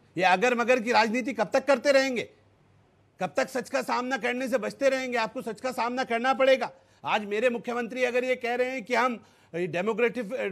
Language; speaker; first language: Hindi; native; Hindi